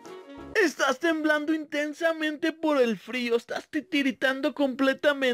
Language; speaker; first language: Spanish; native; Spanish